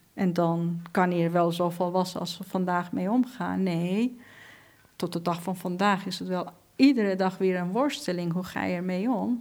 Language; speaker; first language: Dutch; non-native, fluent; Persian